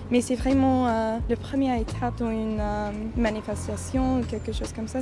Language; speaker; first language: French; non-native, fluent; English